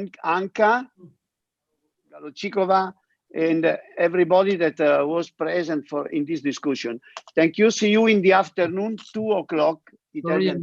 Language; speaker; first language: English; non-native, learner; Italian